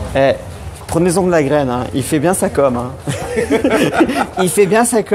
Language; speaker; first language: French; native; French